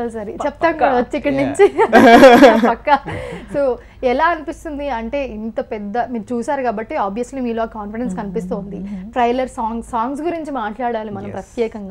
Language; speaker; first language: Telugu; native; Telugu